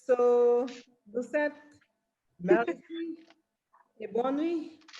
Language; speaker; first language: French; non-native, fluent; English